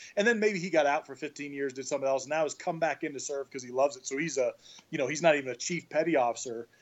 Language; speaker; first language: English; native; English